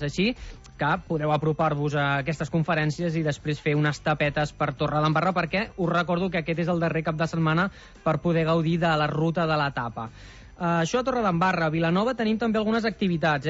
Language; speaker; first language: Catalan; native; Catalan